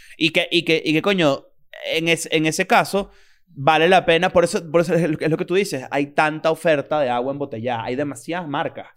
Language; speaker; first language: Spanish; native; Spanish